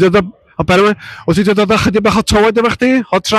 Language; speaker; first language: Welsh; native; Welsh